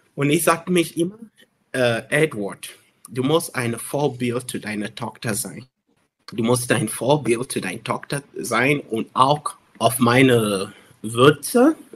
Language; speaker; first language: German; non-native, learner; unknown